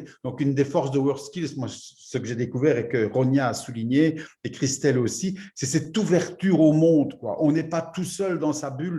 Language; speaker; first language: French; native; French